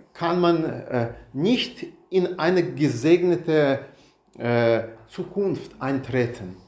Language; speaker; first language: German; non-native, learner; Russian